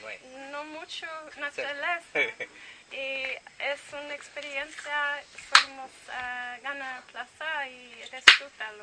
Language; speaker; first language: Spanish; non-native, learner; English